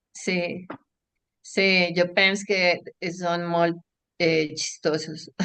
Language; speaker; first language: Catalan; non-native, learner; Spanish